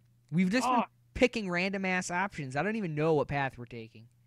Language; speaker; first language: English; native; English